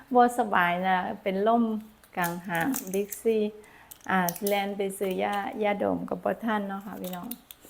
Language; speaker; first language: Thai; non-native, local second language; Northeastern Thai